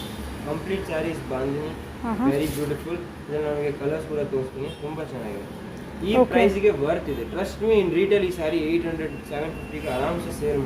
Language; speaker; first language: Kannada; non-native, local second language; Hindi